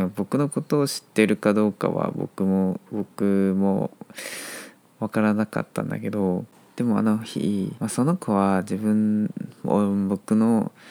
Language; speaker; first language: Japanese; non-native, fluent; Chinese